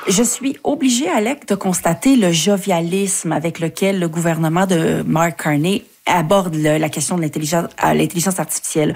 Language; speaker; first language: French; native; French